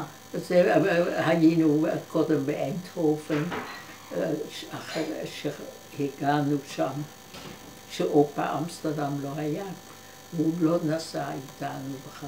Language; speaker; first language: Hebrew; non-native, fluent; Dutch